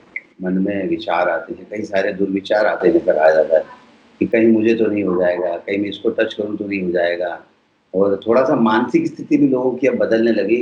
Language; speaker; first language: Hindi; native; Hindi